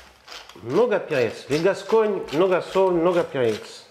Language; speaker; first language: Russian; non-native, learner; French